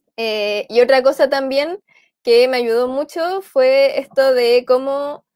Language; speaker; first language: Spanish; native; Spanish